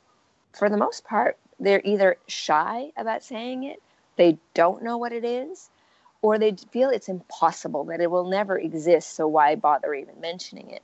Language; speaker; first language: English; early bilingual, other home language; French